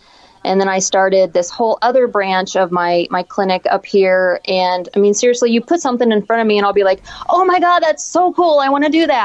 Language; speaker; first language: English; native; English